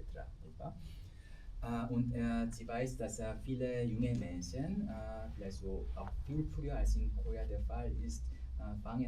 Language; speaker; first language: German; non-native, fluent; Korean